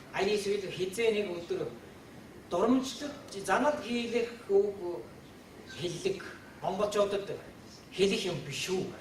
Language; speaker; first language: Mongolian; non-native, fluent; Japanese